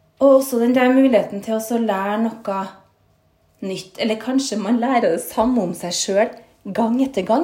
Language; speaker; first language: Norwegian; native; Norwegian